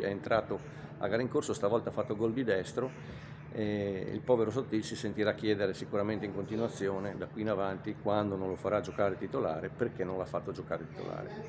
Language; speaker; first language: Italian; native; Italian